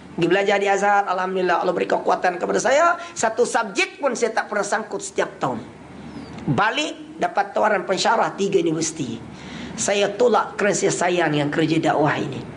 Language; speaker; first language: Malay; non-native, local second language; Central Dusun